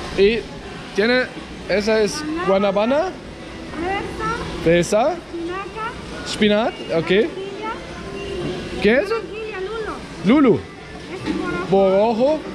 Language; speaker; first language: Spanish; non-native, learner; German